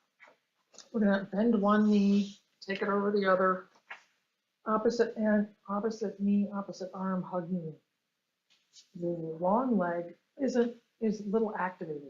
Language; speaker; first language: English; native; English